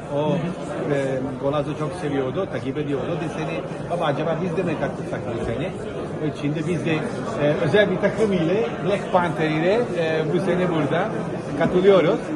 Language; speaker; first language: Turkish; non-native, fluent; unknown